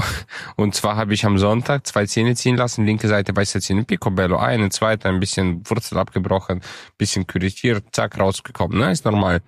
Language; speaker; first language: German; early bilingual, other home language; Romanian